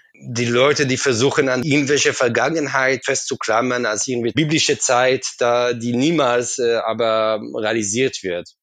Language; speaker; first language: German; non-native, fluent; Hebrew